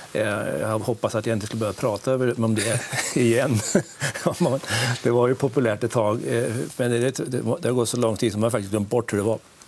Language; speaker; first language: Swedish; native; Swedish